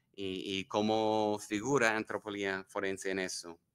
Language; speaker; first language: Spanish; non-native, fluent; English